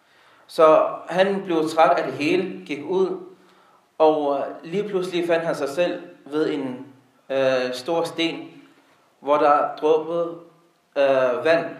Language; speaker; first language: Danish; non-native, local second language; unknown